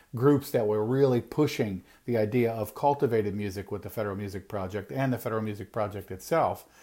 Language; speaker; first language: English; native; English